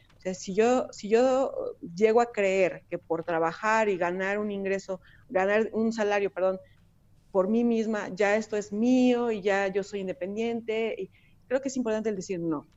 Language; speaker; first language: Spanish; native; Spanish